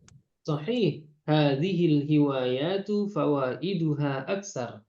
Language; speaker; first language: Arabic; non-native, fluent; Indonesian